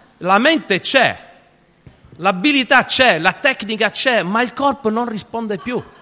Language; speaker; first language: Italian; early bilingual, other home language; English